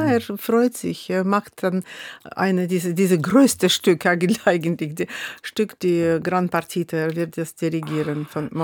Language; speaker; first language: German; non-native, fluent; Russian